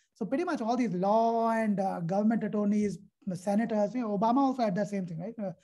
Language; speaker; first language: English; non-native, local second language; Hindi